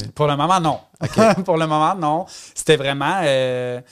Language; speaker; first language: French; native; French